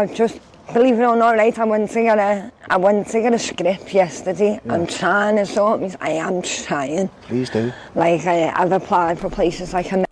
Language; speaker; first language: English; native; English